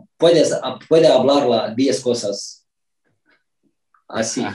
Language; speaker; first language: Spanish; non-native, learner; Romanian